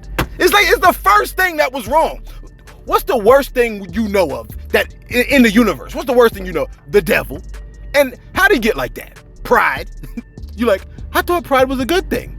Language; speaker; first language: English; native; English